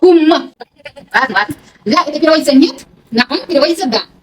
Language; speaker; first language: Russian; non-native, local second language; Kazakh